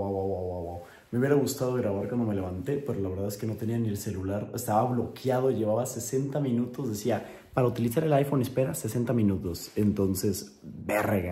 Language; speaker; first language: Spanish; native; Spanish